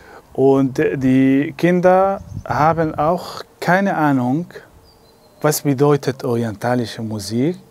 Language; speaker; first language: German; non-native, learner; Arabic